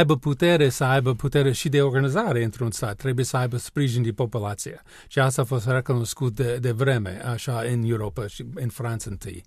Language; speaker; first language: Romanian; non-native, learner; English